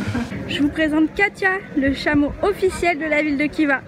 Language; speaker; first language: French; native; French